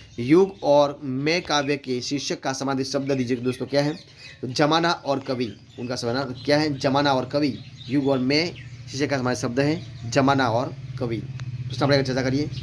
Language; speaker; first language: Hindi; non-native, local second language; Gujarati